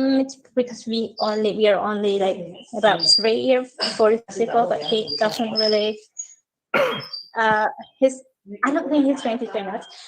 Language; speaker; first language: English; non-native, fluent; Indonesian